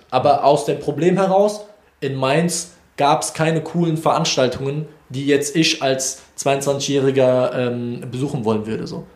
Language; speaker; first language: German; native; German